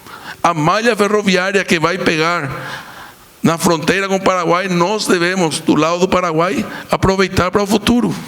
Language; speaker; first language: Portuguese; non-native, fluent; Spanish